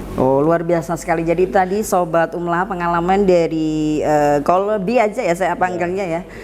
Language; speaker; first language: Indonesian; native; Indonesian